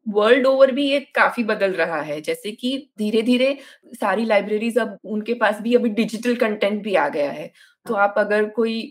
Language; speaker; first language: Hindi; non-native, local second language; Gujarati